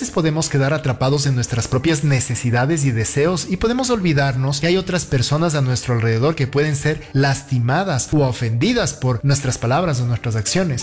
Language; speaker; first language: Spanish; native; Spanish